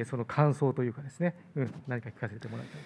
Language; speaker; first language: Japanese; native; Japanese